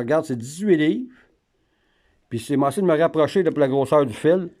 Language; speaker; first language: French; native; French